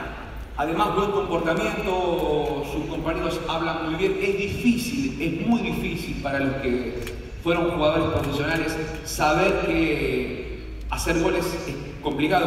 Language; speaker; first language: Spanish; native; Spanish